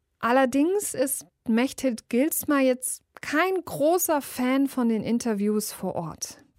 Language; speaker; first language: German; native; German